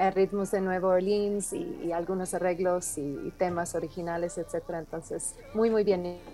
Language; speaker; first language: Spanish; non-native, fluent; English